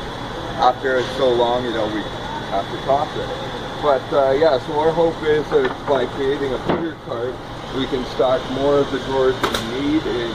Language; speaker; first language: English; native; English